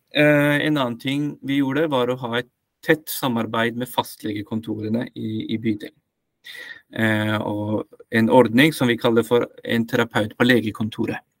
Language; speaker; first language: Norwegian; early bilingual, other home language; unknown